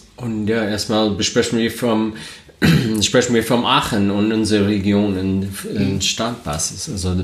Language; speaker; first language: German; non-native, learner; English